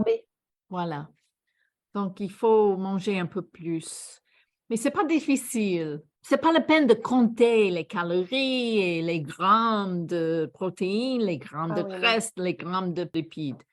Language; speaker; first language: French; non-native, fluent; English